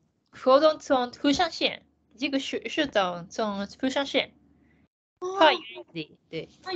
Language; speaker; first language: Chinese; non-native, learner; Japanese